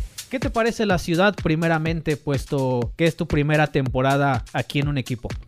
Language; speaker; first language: Spanish; native; Spanish